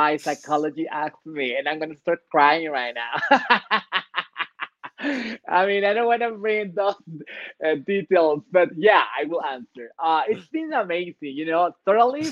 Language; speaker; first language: English; non-native, fluent; Spanish